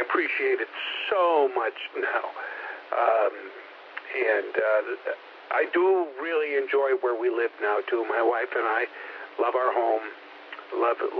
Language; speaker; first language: English; native; English